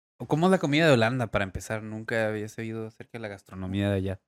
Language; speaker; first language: Spanish; native; Spanish